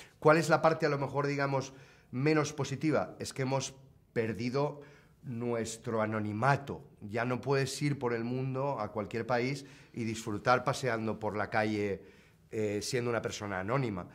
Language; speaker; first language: Spanish; native; Spanish